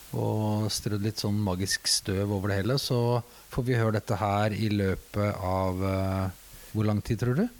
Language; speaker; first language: Norwegian; native; Norwegian